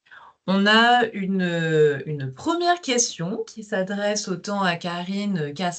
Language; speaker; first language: French; native; French